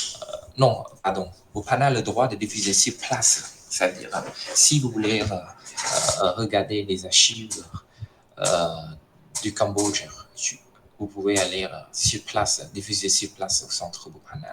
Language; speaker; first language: French; non-native, fluent; Khmer